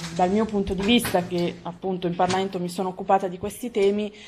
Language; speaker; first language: Italian; native; Italian